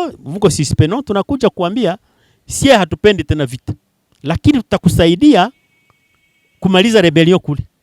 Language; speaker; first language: Swahili; non-native, local second language; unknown